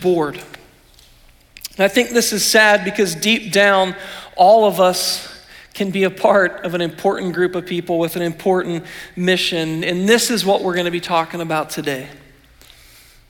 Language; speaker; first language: English; native; English